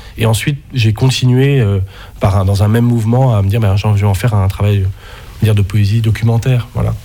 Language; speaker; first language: French; native; French